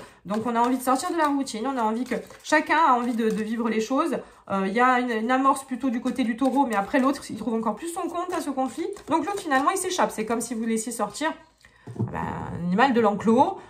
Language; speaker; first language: French; native; French